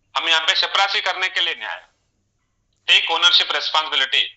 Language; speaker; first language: Hindi; non-native, local second language; Telugu